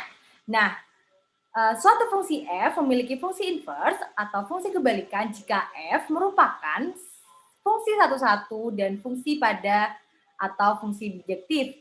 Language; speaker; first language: Indonesian; native; Indonesian